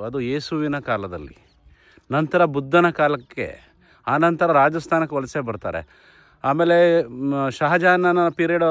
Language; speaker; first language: Kannada; non-native, local second language; Lambadi